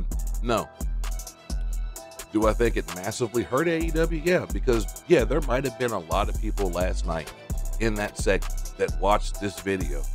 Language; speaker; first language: English; native; English